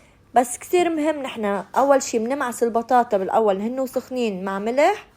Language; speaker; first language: Arabic; native; Arabic